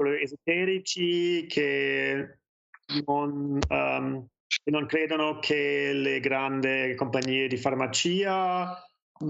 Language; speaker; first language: Italian; non-native, learner; German